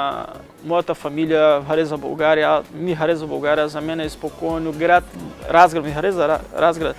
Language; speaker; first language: Bulgarian; non-native, learner; Portuguese